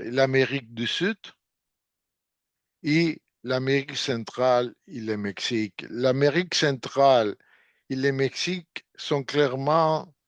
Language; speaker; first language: French; non-native, fluent; Portuguese